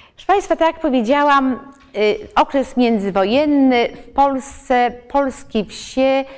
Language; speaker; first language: Polish; native; Polish